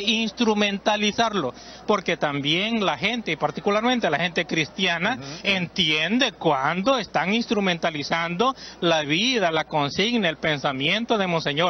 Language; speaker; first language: Spanish; native; Spanish